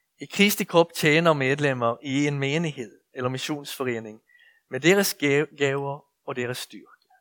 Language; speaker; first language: Danish; native; Danish